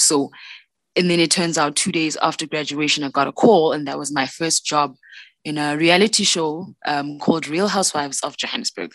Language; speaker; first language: English; non-native, local second language; Xhosa